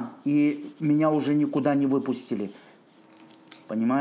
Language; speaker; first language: Russian; native; Russian